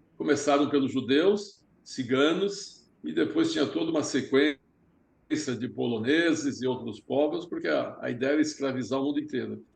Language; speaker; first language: Portuguese; early bilingual, other home language; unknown